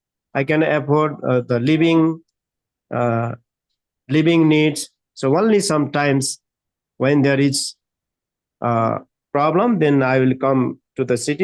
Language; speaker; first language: English; non-native, learner; Nepali